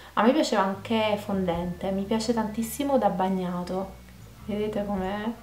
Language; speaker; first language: Italian; native; Italian